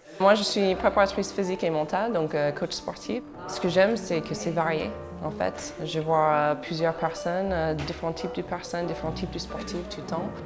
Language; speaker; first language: French; non-native, fluent; English